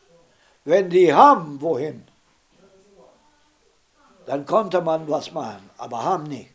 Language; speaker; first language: German; non-native, learner; Romany